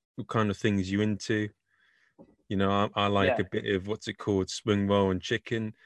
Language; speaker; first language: English; native; English